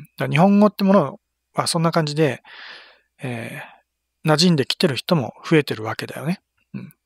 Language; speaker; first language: Japanese; native; Japanese